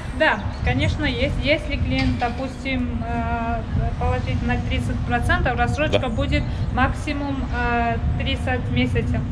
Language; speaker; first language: Russian; non-native, learner; Georgian